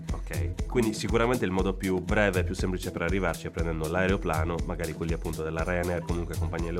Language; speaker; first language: Italian; native; Italian